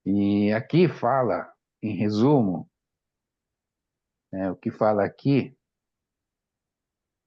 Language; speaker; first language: Portuguese; non-native, fluent; Japanese